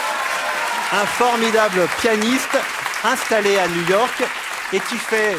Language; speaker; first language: French; native; French